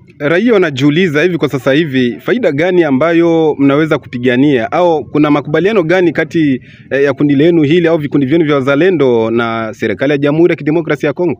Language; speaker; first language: Swahili; native; Swahili